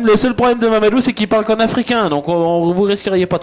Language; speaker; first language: French; native; French